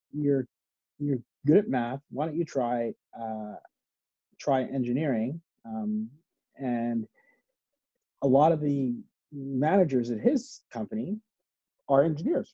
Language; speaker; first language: English; native; English